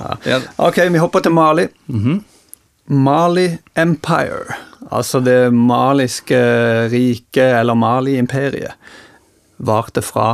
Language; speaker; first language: Norwegian; native; Norwegian